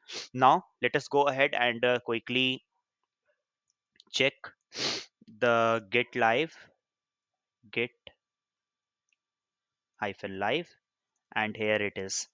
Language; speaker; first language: English; non-native, local second language; Hindi